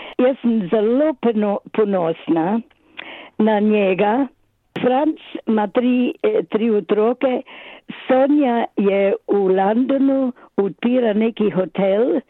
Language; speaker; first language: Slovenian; early bilingual, other home language; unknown